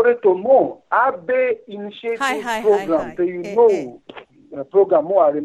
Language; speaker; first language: Japanese; non-native, fluent; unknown